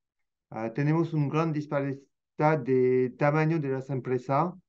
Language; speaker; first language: Spanish; non-native, fluent; French